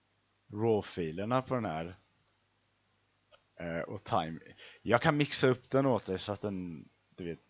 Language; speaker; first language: Swedish; native; Swedish